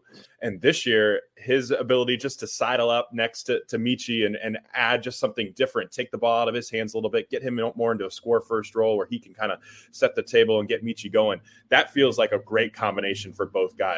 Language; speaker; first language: English; native; English